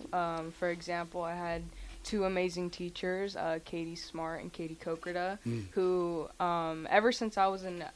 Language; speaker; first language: English; early bilingual, other home language; Spanish